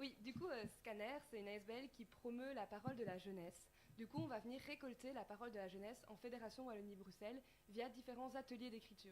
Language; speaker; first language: French; native; French